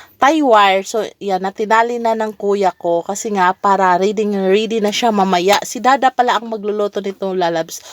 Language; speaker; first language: Filipino; non-native, local second language; Cebuano